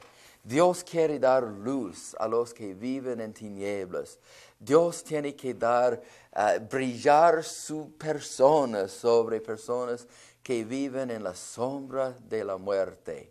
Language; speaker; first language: Spanish; non-native, fluent; English